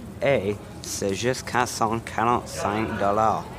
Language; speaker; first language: French; non-native, learner; English